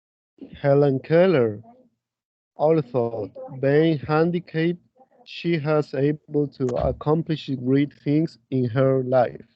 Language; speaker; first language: English; non-native, learner; Spanish